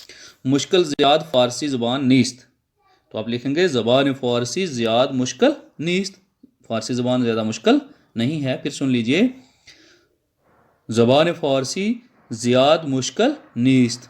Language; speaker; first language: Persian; non-native, fluent; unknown